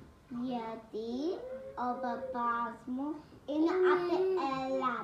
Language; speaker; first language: Greek; early bilingual, heritage; Greek